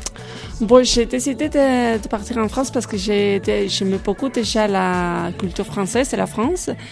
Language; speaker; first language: French; non-native, fluent; Spanish